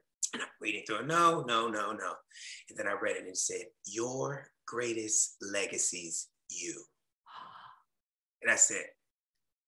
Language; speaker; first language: English; native; English